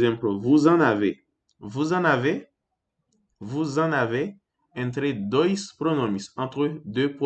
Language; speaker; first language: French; non-native, fluent; Portuguese